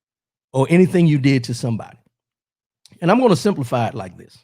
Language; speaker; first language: English; native; English